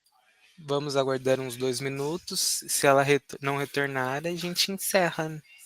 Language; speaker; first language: Portuguese; native; Portuguese